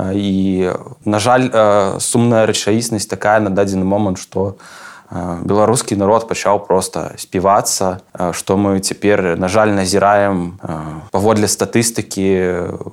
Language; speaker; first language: Belarusian; non-native, local second language; Russian